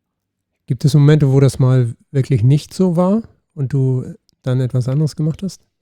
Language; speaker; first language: German; native; German